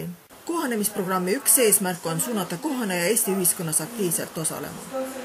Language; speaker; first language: Estonian; native; Estonian